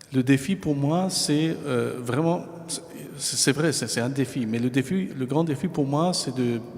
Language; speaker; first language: French; non-native, fluent; Persian